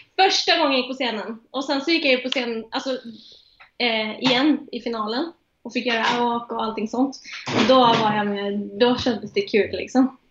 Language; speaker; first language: Swedish; native; Swedish